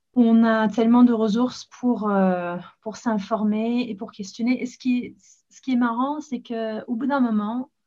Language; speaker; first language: French; non-native, fluent; English